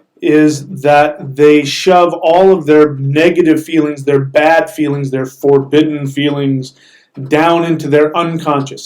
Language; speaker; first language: English; native; English